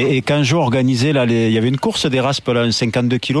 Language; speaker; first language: French; native; French